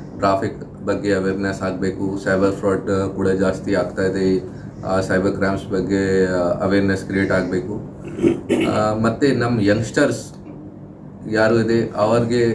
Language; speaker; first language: Kannada; non-native, local second language; Hindi